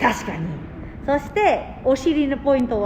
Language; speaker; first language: Japanese; non-native, learner; Filipino